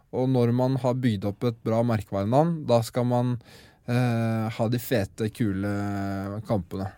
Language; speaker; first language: Norwegian; native; Norwegian